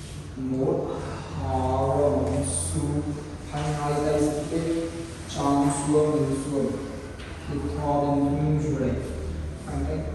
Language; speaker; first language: Vietnamese; non-native, learner; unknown